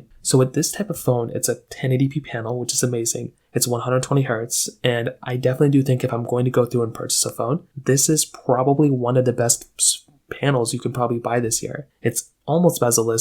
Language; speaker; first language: English; native; English